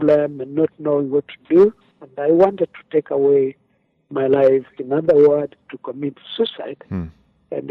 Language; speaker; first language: English; non-native, local second language; Kamba